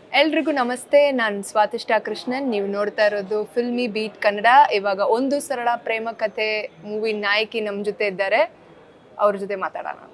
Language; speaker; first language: Kannada; early bilingual, heritage; Kannada